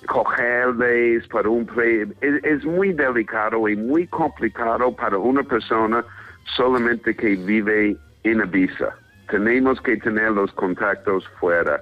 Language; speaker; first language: Spanish; non-native, fluent; English